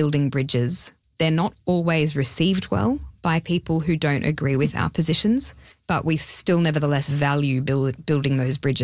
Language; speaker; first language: English; non-native, local second language; Hebrew